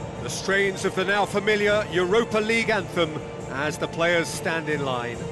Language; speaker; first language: English; native; English